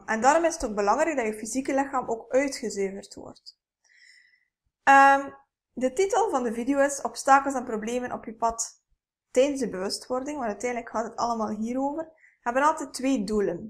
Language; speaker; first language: Dutch; native; Dutch